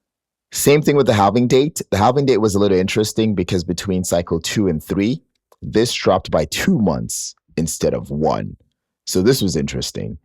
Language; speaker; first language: English; native; English